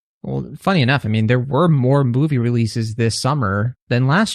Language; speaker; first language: English; native; English